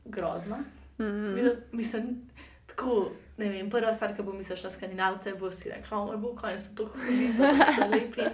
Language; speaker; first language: Slovenian; native; Slovenian